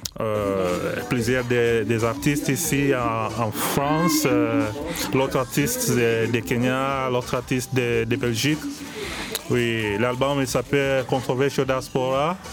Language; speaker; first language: French; non-native, learner; Swahili